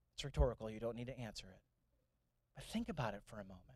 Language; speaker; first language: English; native; English